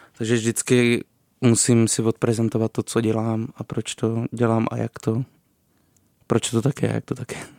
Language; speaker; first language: Czech; native; Czech